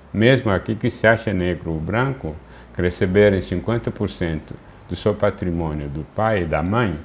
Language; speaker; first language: Portuguese; non-native, fluent; Luba-Lulua